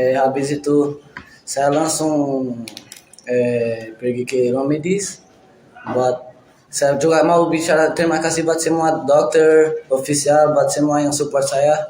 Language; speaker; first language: Indonesian; non-native, learner; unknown